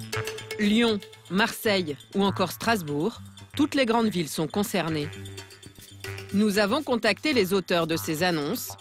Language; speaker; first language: French; native; French